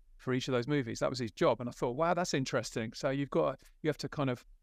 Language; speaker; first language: English; native; English